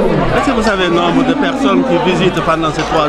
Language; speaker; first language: French; native; French